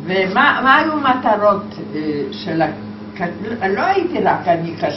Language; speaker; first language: Hebrew; non-native, fluent; Polish